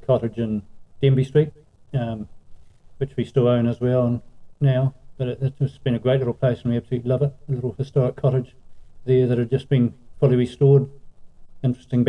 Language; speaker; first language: English; native; English